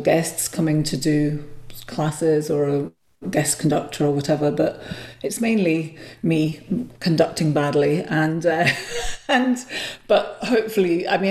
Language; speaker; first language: English; native; English